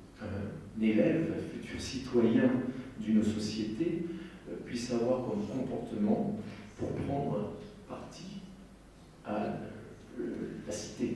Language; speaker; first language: French; native; French